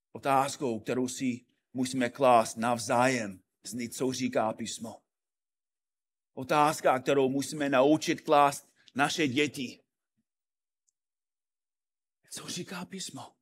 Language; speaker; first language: Czech; non-native, fluent; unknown